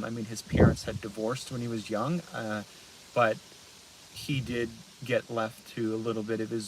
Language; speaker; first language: English; native; English